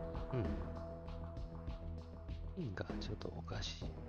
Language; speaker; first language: Japanese; non-native, learner; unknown